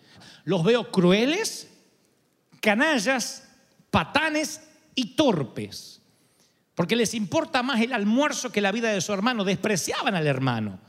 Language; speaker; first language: Spanish; native; Spanish